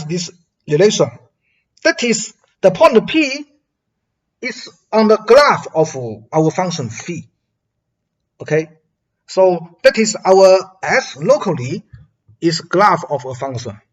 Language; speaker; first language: English; non-native, fluent; Chinese